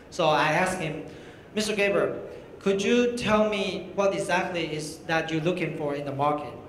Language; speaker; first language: English; non-native, fluent; Chinese